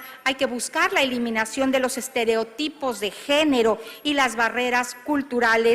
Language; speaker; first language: Spanish; native; Spanish